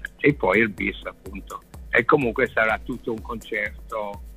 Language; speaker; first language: Italian; non-native, fluent; English